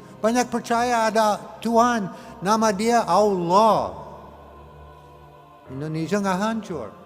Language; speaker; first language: Indonesian; non-native, learner; English